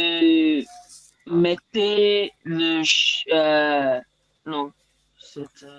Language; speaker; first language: French; non-native, learner; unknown